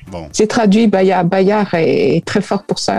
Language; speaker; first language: French; native; French